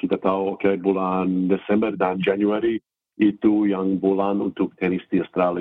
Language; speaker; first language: Indonesian; non-native, fluent; English